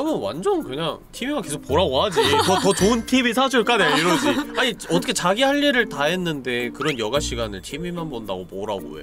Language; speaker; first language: Korean; native; Korean